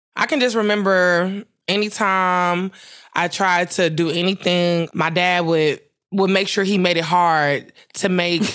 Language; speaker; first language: English; native; English